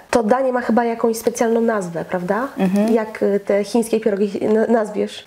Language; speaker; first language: Polish; native; Polish